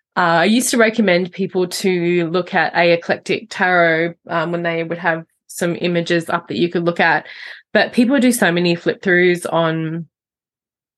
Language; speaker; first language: English; native; English